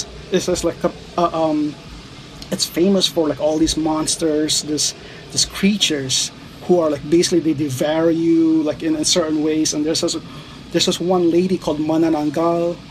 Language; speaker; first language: English; early bilingual, other home language; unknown